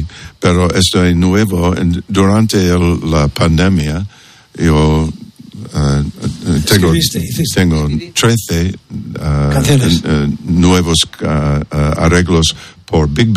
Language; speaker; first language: Spanish; non-native, learner; English